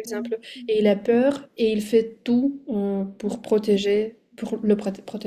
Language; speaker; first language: French; non-native, fluent; Russian